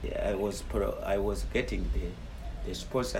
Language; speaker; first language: English; non-native, local second language; Ganda